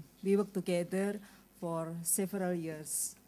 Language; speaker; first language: English; non-native, learner; Indonesian